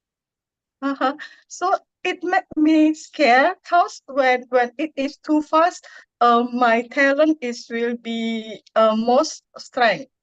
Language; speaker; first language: English; non-native, learner; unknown